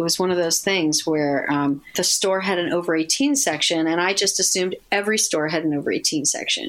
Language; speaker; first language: English; native; English